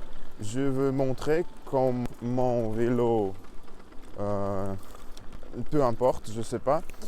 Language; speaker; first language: French; non-native, learner; Russian